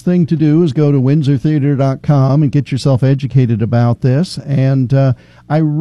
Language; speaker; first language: English; native; English